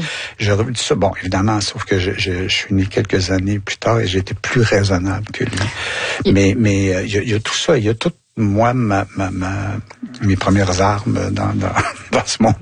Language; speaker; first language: French; native; French